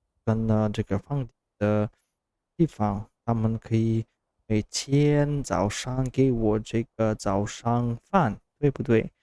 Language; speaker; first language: Chinese; non-native, learner; Russian